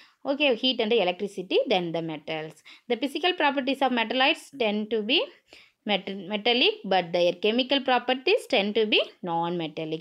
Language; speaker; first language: English; non-native, local second language; Tamil